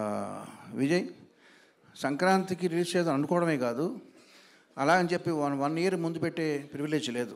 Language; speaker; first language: Telugu; native; Telugu